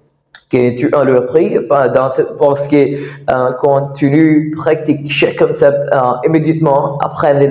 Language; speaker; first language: French; non-native, learner; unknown